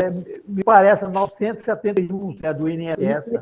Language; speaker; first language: Portuguese; native; Portuguese